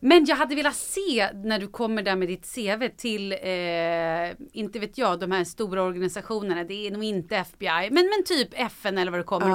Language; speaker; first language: Swedish; native; Swedish